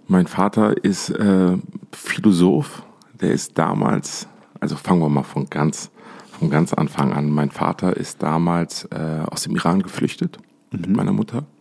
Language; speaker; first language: German; native; German